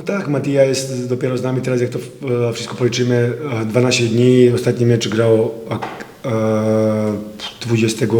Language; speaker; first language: Polish; non-native, fluent; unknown